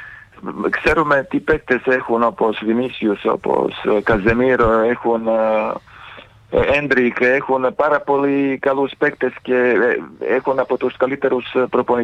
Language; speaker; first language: Greek; non-native, fluent; Serbian